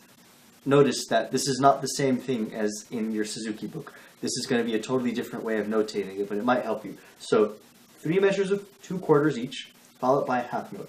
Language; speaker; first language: English; native; English